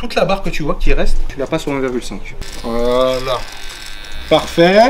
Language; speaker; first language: French; native; French